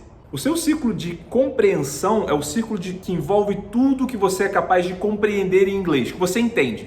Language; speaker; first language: Portuguese; native; Portuguese